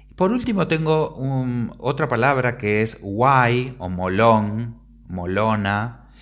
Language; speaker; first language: Spanish; native; Spanish